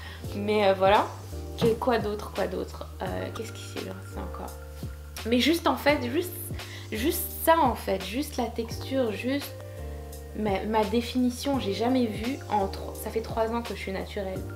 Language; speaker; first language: French; native; French